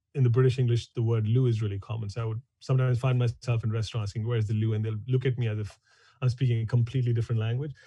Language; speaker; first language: English; non-native, local second language; Hindi